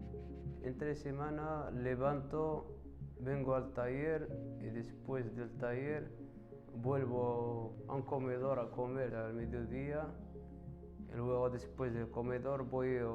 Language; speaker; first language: Spanish; non-native, learner; Arabic